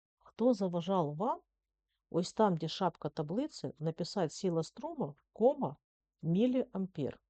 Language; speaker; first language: Ukrainian; native; Ukrainian